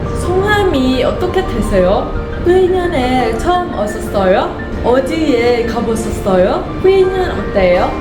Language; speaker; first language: Korean; non-native, learner; Vietnamese